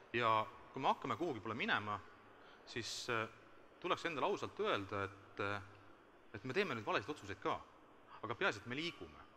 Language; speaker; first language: Estonian; native; Estonian